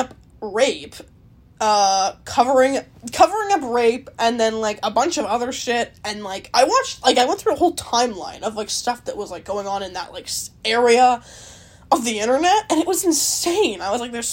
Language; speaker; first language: English; native; English